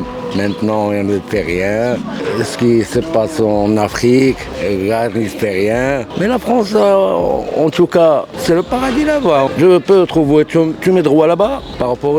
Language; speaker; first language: French; non-native, local second language; Arabic